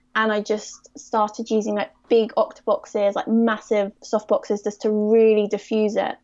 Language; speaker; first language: English; native; English